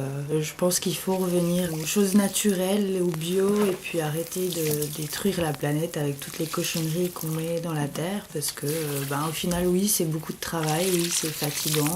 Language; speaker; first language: French; native; French